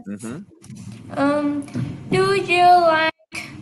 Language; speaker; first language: English; non-native, learner; Vietnamese